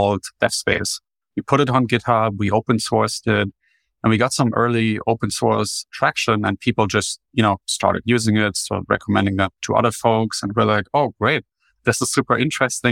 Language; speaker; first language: English; non-native, fluent; German